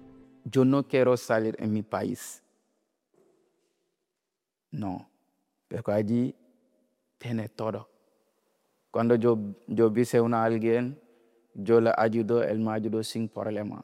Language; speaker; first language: Spanish; non-native, learner; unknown